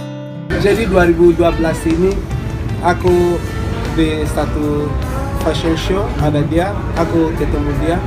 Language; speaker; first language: Indonesian; non-native, learner; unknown